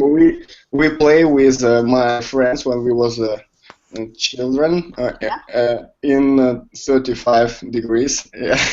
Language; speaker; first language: English; non-native, learner; Russian